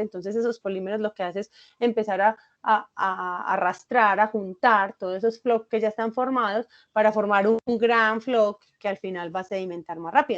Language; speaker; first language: Spanish; native; Spanish